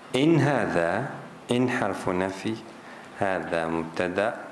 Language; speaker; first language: Arabic; non-native, fluent; Turkish